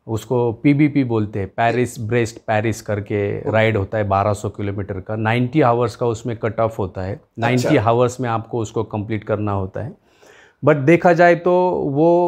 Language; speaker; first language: Hindi; non-native, local second language; Marathi